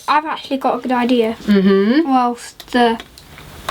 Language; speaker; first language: English; native; English